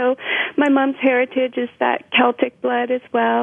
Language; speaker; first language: English; native; English